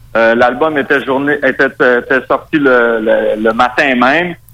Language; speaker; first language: French; non-native, local second language; Spanish